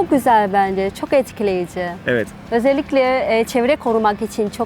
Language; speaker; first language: Turkish; non-native, learner; Chinese